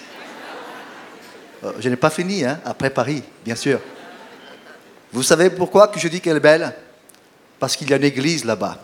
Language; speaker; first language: French; non-native, fluent; Portuguese